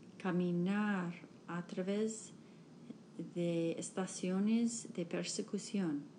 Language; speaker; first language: Spanish; non-native, learner; English